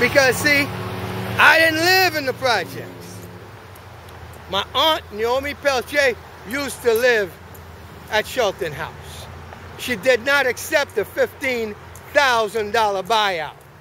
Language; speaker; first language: English; native; English